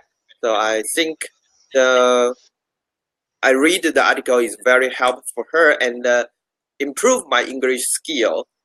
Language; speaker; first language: English; non-native, learner; Chinese